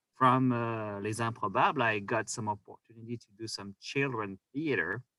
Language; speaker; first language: English; non-native, fluent; French